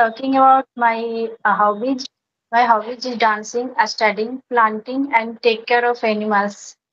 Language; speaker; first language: English; non-native, learner; Hindi